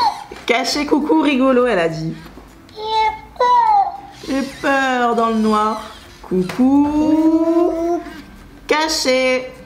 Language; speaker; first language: French; native; French